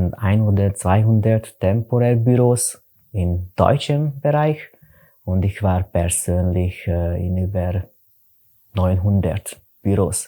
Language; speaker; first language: German; non-native, learner; Hungarian